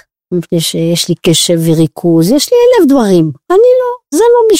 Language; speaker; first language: Hebrew; non-native, fluent; French